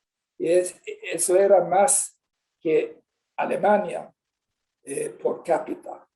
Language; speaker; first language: Spanish; non-native, fluent; Swedish